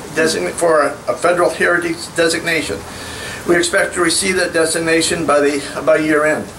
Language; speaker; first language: English; native; English